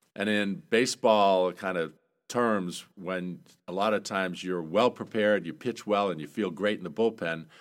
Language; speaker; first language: English; native; English